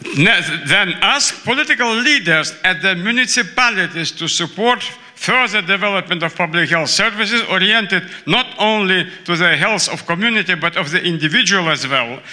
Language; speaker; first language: English; non-native, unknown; Lithuanian